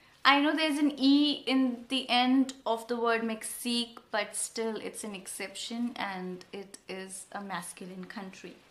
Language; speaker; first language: English; non-native, local second language; Hindi